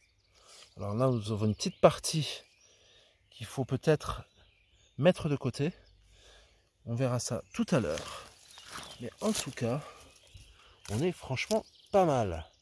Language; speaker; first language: French; native; French